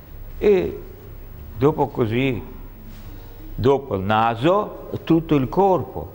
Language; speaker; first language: Italian; non-native, learner; Russian